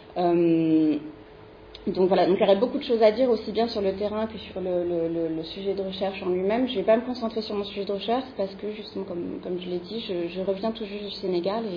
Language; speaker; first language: French; native; French